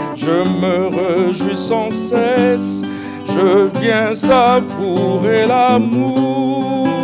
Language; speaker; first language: French; non-native, local second language; Lingala